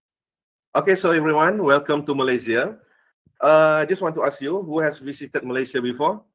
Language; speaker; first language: English; non-native, fluent; Malay